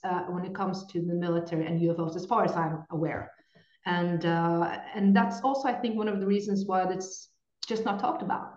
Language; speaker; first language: English; non-native, fluent; Norwegian